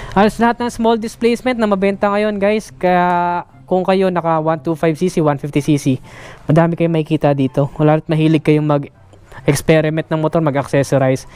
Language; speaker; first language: Filipino; native; Filipino